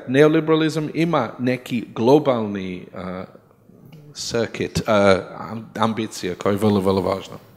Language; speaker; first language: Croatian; non-native, learner; English